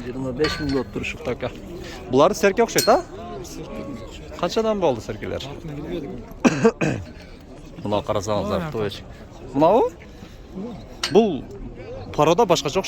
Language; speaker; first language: Kyrgyz; non-native, local second language; Uzbek